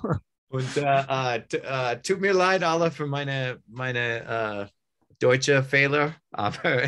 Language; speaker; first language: German; non-native, learner; English